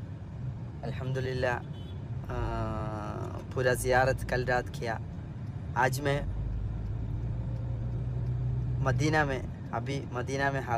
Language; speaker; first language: Hindi; non-native, local second language; Malayalam